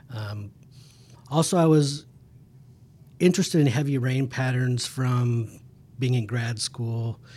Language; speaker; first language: English; native; English